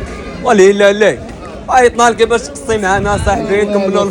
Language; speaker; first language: Arabic; native; Arabic